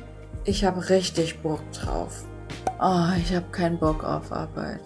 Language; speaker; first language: German; non-native, fluent; Vietnamese